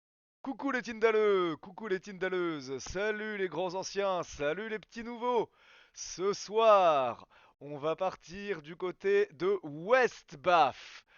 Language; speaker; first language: French; native; French